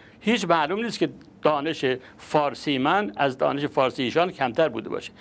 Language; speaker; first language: Persian; non-native, local second language; Azerbaijani